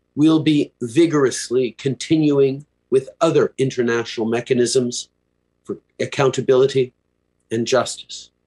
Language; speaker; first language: English; early bilingual, other home language; French